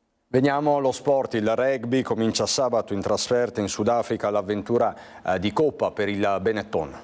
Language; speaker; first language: Italian; native; Italian